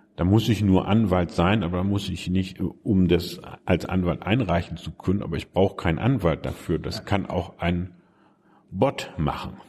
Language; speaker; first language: German; native; German